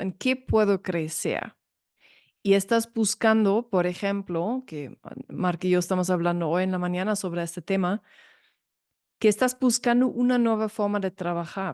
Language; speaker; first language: Spanish; non-native, fluent; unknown